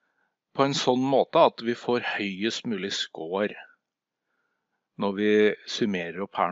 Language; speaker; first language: Norwegian; native; Norwegian